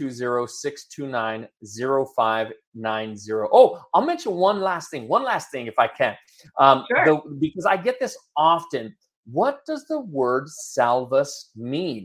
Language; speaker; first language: English; native; English